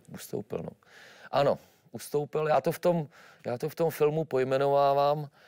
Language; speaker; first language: Czech; native; Czech